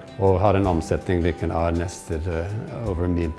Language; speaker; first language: Norwegian; non-native, fluent; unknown